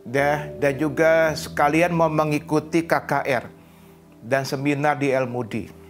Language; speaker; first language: Indonesian; native; Indonesian